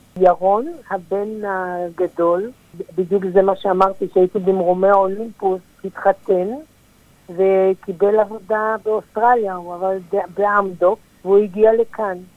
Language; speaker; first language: Hebrew; early bilingual, other home language; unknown